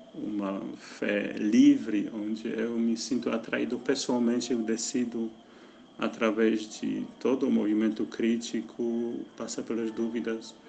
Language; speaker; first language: Portuguese; non-native, fluent; Polish